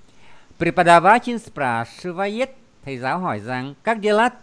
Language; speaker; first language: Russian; non-native, fluent; Vietnamese